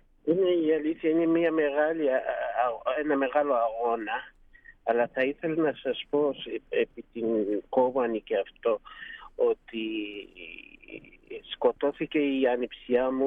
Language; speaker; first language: Greek; non-native, fluent; Kurdish